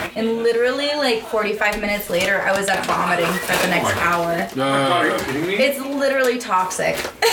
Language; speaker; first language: English; native; English